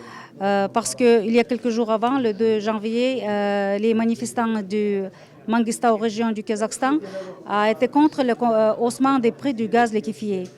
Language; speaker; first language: French; non-native, fluent; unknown